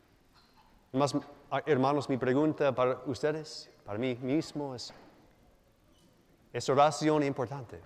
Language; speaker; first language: Spanish; non-native, fluent; English